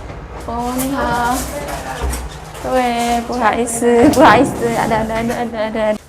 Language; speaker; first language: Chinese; non-native, learner; Javanese